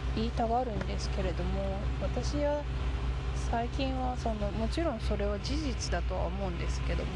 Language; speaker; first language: Japanese; native; Japanese